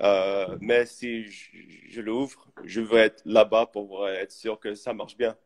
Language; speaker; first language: French; early bilingual, heritage; English